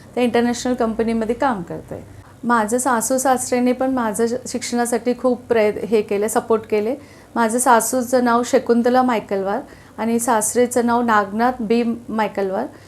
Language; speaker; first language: Marathi; non-native, local second language; Telugu